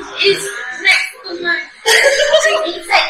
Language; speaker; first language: English; non-native, local second language; Malay